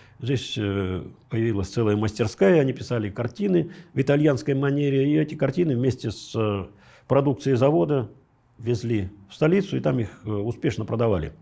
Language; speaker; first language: Russian; native; Russian